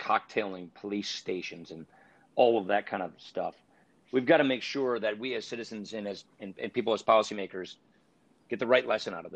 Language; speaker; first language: English; native; English